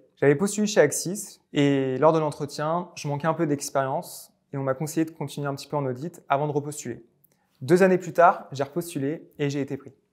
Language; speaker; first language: French; native; French